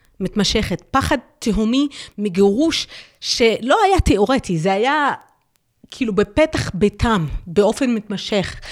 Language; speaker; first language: Hebrew; non-native, local second language; Arabic